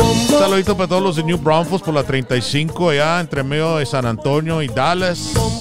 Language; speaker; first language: Spanish; early bilingual, heritage; Spanish